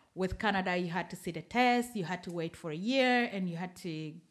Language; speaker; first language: English; non-native, fluent; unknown